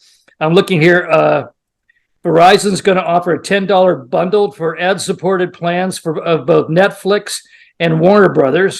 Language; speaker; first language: English; native; English